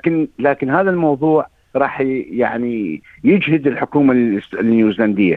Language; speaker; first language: Arabic; native; Arabic